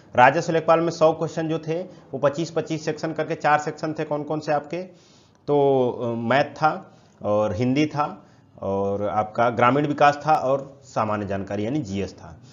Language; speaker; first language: Hindi; native; Hindi